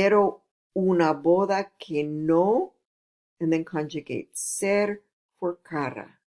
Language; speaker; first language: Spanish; non-native, fluent; English